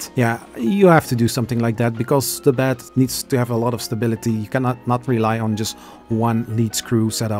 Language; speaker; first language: English; non-native, fluent; Dutch